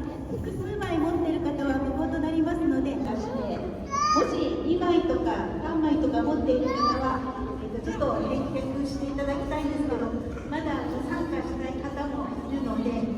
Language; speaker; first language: Japanese; native; Japanese